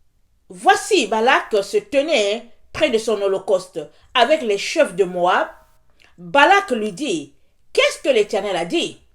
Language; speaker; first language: French; native; French